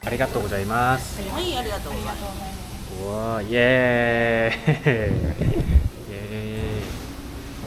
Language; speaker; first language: Japanese; non-native, learner; Thai